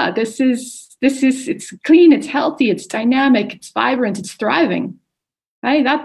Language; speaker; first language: English; native; English